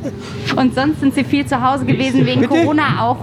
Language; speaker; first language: German; native; German